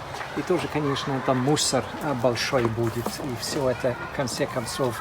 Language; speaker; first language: Russian; non-native, fluent; English